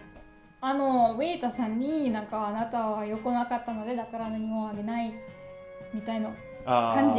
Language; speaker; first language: Japanese; non-native, learner; German